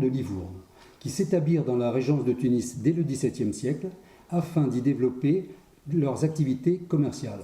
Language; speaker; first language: French; native; French